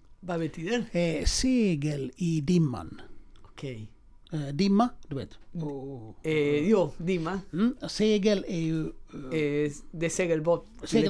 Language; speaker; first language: Swedish; native; Swedish